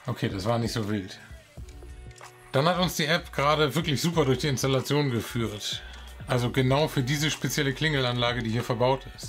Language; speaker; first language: German; native; German